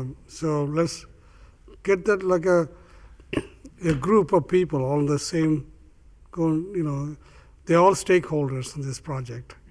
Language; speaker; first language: English; non-native, fluent; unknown